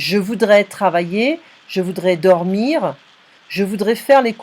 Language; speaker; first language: French; non-native, fluent; English